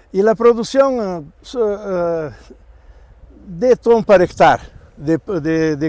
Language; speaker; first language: French; non-native, learner; Portuguese